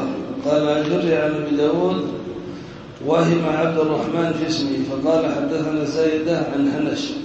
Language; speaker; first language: Arabic; native; Arabic